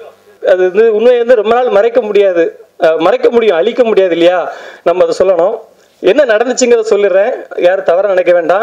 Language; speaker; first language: Tamil; native; Tamil